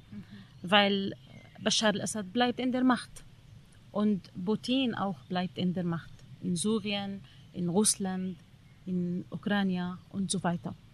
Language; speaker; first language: German; non-native, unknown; Arabic